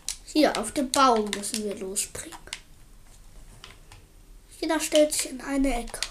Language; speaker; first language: German; native; German